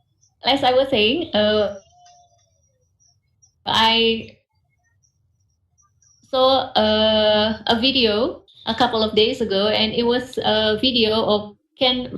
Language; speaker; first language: English; non-native, fluent; Indonesian